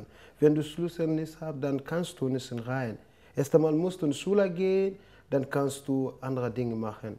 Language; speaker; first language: German; non-native, learner; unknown